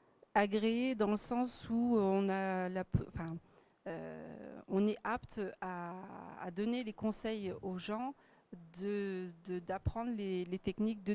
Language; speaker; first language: French; native; French